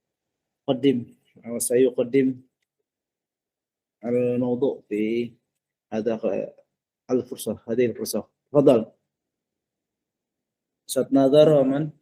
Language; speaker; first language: Arabic; non-native, fluent; Indonesian